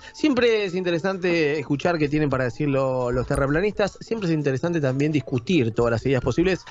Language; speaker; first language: Spanish; native; Spanish